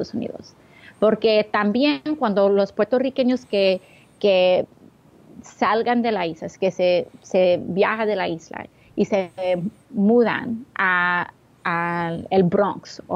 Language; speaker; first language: Spanish; early bilingual, heritage; Spanish